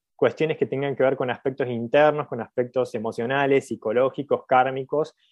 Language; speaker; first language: Spanish; native; Spanish